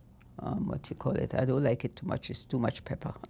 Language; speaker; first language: English; native; English